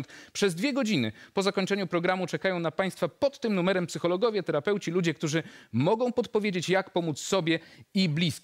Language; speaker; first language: Polish; native; Polish